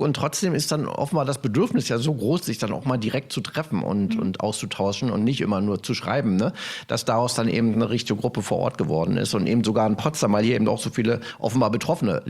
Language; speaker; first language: German; native; German